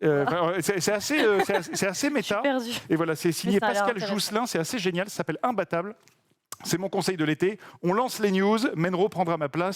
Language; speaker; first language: French; native; French